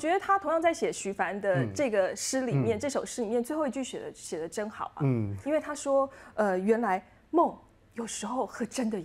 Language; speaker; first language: Chinese; native; Chinese